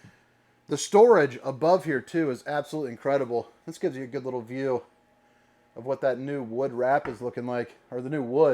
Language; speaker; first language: English; native; English